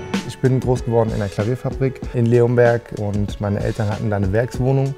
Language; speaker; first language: German; early bilingual, other home language; Turkish